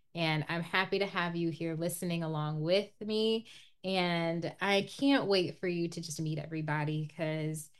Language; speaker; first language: English; native; English